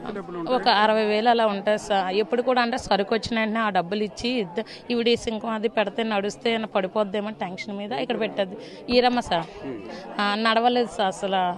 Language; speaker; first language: Telugu; native; Telugu